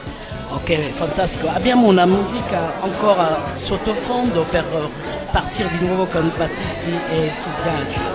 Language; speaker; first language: Italian; non-native, learner; French